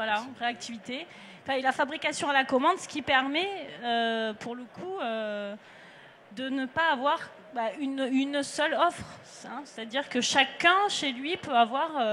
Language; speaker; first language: French; native; French